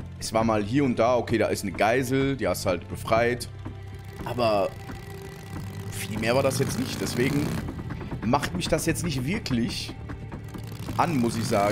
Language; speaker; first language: German; native; German